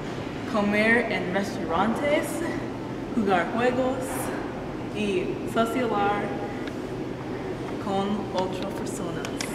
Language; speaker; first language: Spanish; non-native, learner; English